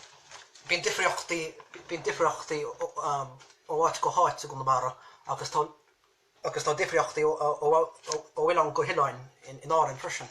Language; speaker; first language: Irish; native; Irish